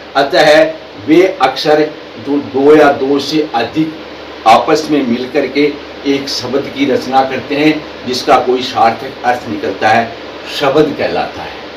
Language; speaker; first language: Hindi; native; Hindi